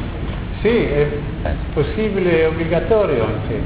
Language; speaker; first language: Italian; non-native, learner; French